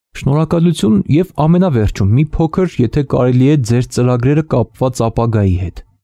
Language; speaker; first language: Armenian; native; Armenian